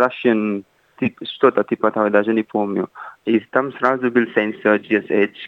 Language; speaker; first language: Russian; non-native, fluent; Hindi